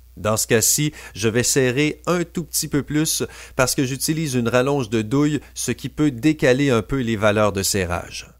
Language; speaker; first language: French; native; French